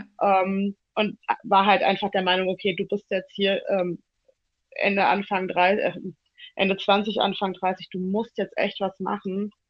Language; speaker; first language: German; early bilingual, other home language; Italian